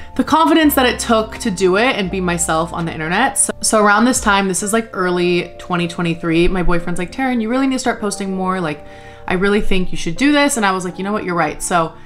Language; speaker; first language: English; native; English